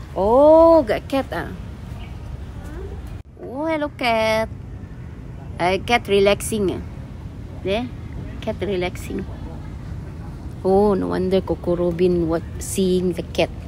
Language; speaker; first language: English; non-native, local second language; Filipino